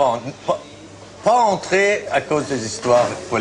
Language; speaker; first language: French; non-native, fluent; Persian